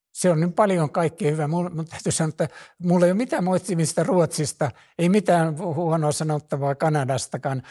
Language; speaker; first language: Finnish; native; Finnish